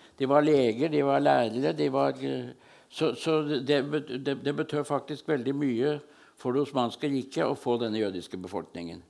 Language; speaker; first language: Norwegian; native; Norwegian